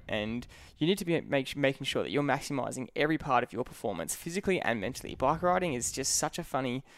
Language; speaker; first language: English; native; English